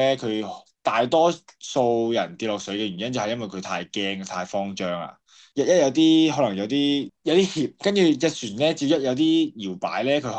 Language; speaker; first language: Cantonese; native; Cantonese